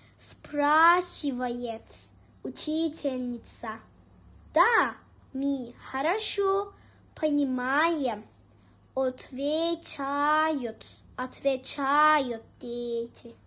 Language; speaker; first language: Russian; non-native, learner; Turkish